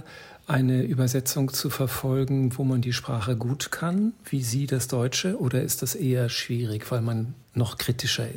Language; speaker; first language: German; native; German